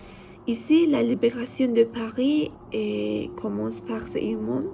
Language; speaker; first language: French; non-native, learner; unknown